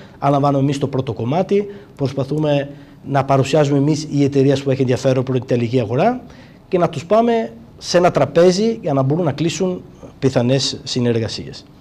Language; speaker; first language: Greek; non-native, fluent; Italian